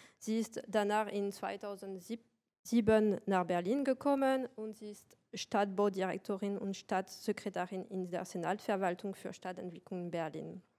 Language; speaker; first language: German; non-native, fluent; French